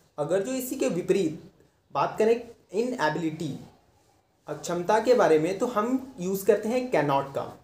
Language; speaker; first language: Hindi; native; Hindi